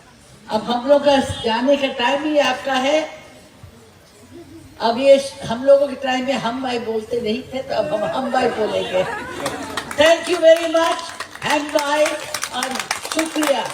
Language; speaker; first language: Hindi; non-native, local second language; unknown